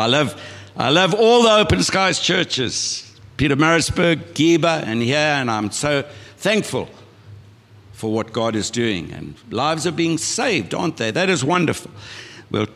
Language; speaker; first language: English; native; English